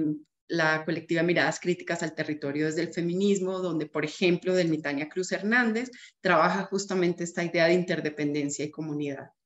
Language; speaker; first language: Spanish; native; Spanish